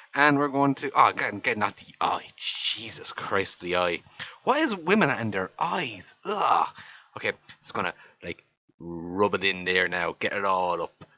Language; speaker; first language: English; native; English